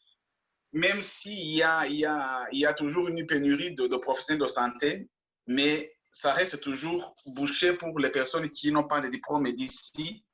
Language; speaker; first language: French; non-native, local second language; Kinyarwanda